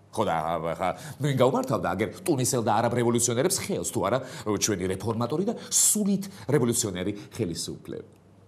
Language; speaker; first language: Georgian; native; Georgian